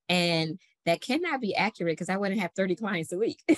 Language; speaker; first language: English; native; English